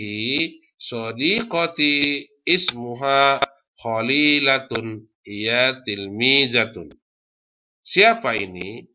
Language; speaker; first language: Arabic; non-native, fluent; Indonesian